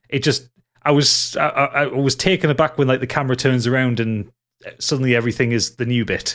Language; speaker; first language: English; native; English